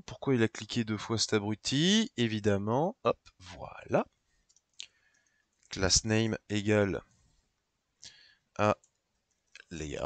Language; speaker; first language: French; native; French